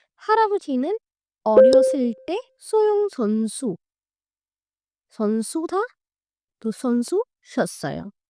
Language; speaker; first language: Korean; non-native, fluent; Hindi